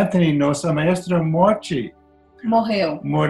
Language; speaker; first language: Portuguese; non-native, learner; English